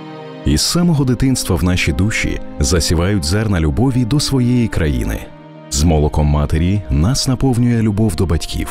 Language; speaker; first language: Ukrainian; native; Ukrainian